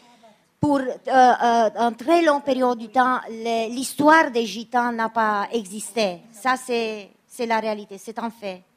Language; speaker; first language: French; non-native, fluent; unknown